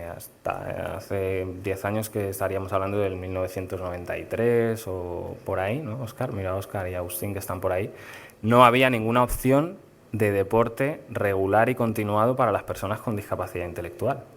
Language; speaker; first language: Spanish; native; Spanish